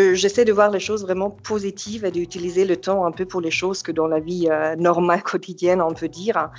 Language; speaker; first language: French; non-native, fluent; German